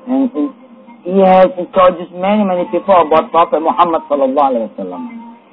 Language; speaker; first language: English; non-native, learner; Indonesian